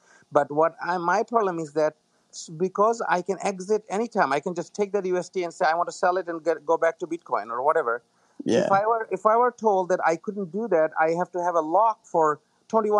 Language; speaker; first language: English; non-native, local second language; Bangla